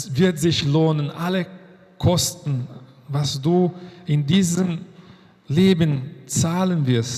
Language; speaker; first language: German; non-native, fluent; Portuguese